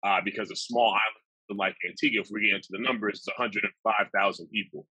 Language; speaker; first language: English; native; English